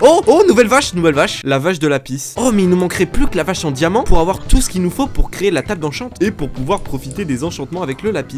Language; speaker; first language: French; native; French